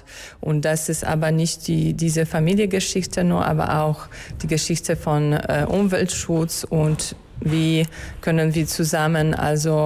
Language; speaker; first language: German; non-native, fluent; Polish